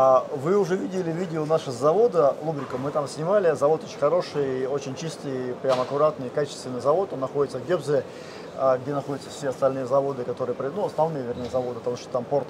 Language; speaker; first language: Russian; native; Russian